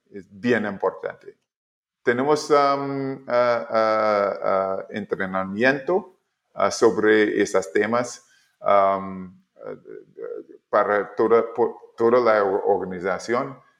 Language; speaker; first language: Spanish; non-native, learner; English